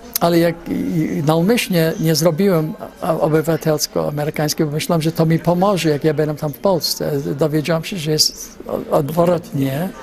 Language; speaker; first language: Polish; early bilingual, heritage; Polish